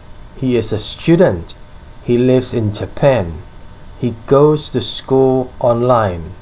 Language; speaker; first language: English; non-native, fluent; Indonesian